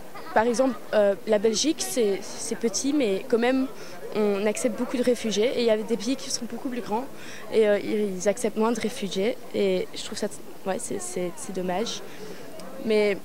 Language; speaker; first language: French; non-native, local second language; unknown